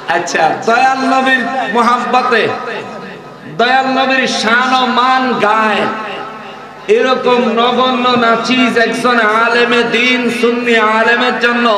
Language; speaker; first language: Bangla; native; Bangla